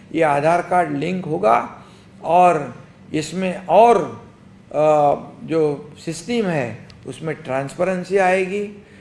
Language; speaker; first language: Hindi; non-native, local second language; Marathi